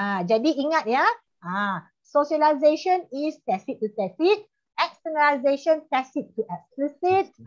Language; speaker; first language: English; non-native, local second language; Malay